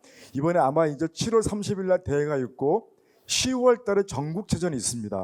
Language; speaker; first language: Korean; native; Korean